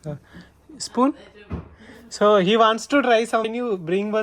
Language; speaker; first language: English; non-native, local second language; Telugu